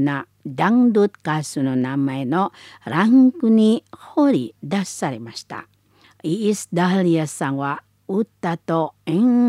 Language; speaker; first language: Japanese; non-native, fluent; Indonesian